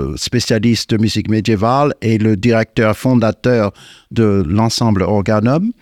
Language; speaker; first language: French; non-native, fluent; English